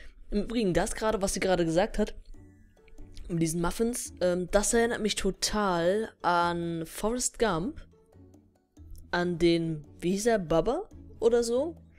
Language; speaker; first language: German; native; German